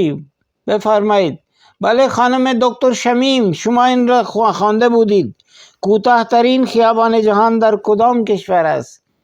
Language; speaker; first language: Persian; non-native, fluent; Urdu